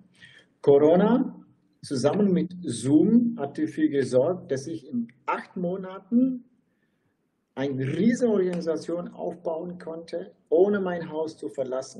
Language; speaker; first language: German; non-native, fluent; Turkish